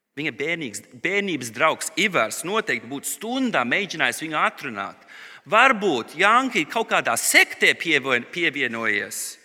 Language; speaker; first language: Latvian; early bilingual, heritage; Latvian